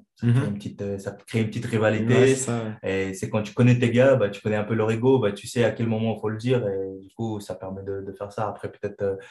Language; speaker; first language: French; non-native, fluent; Chechen